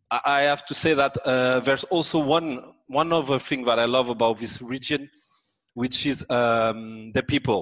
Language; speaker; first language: English; non-native, fluent; French